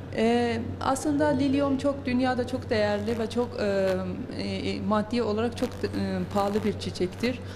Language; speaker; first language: Turkish; non-native, fluent; Persian